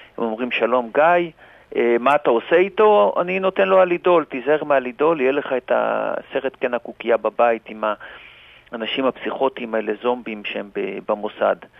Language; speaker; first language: Hebrew; native; Hebrew